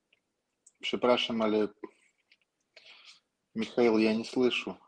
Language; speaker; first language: Polish; early bilingual, heritage; Russian